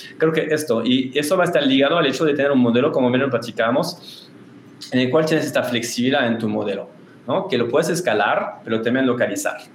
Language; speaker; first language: Spanish; non-native, fluent; French